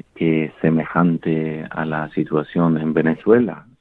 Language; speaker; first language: Spanish; non-native, fluent; Arabic